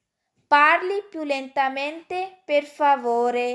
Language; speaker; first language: Italian; non-native, fluent; Urdu